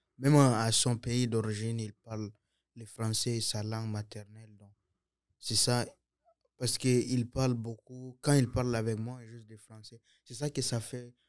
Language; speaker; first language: French; non-native, local second language; Sango